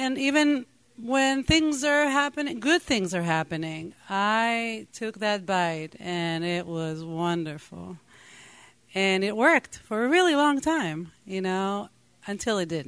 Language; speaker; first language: English; non-native, fluent; Hebrew